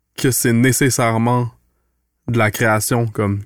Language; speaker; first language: French; native; French